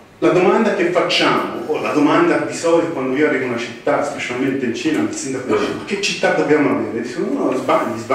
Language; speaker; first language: Italian; early bilingual, heritage; English